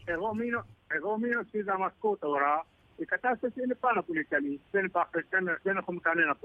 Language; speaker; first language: Greek; non-native, learner; Arabic